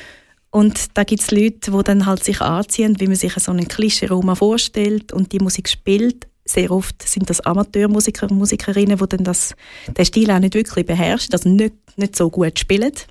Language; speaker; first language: German; native; German